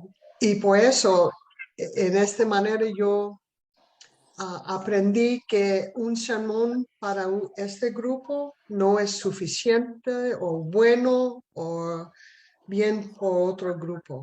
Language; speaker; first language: Spanish; non-native, fluent; English